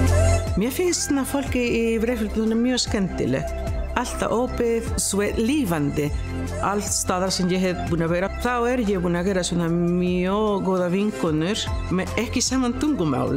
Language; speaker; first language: Icelandic; non-native, fluent; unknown